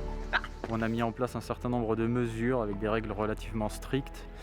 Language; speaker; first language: French; native; French